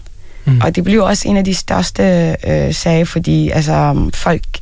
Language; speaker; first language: Danish; early bilingual, other home language; Arabic